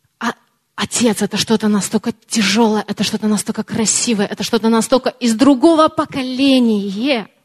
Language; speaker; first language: Russian; early bilingual, heritage; Russian